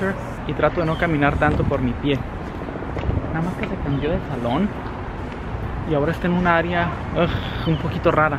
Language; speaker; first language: Spanish; native; Spanish